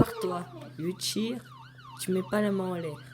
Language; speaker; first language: French; native; French